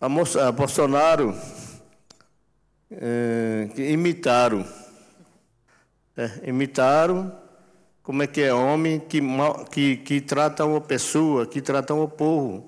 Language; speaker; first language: Portuguese; non-native, local second language; Yanomámi